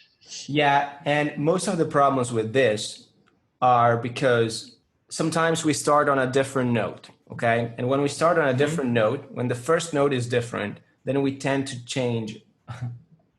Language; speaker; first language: English; non-native, fluent; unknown